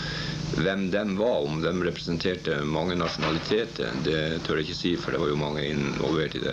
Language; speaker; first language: Norwegian; native; Norwegian